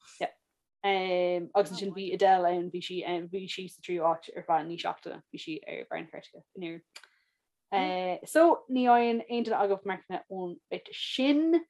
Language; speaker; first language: Irish; native; Irish